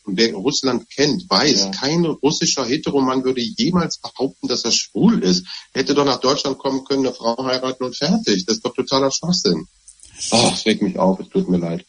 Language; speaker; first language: German; native; German